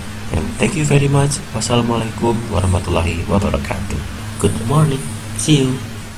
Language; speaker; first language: English; non-native, fluent; Indonesian